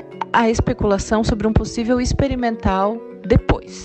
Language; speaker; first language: Portuguese; native; Portuguese